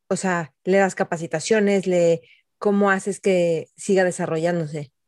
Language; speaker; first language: Spanish; native; Spanish